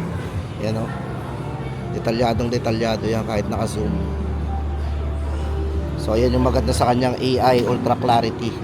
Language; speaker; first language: Filipino; native; Filipino